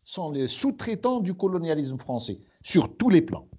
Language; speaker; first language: French; non-native, local second language; Arabic